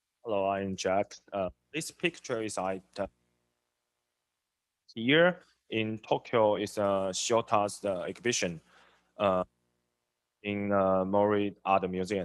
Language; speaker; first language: English; non-native, learner; Chinese